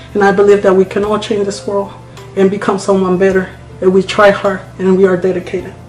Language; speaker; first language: English; non-native, fluent; Spanish